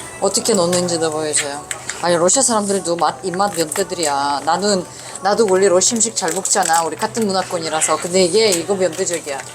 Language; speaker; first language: Korean; non-native, fluent; Uzbek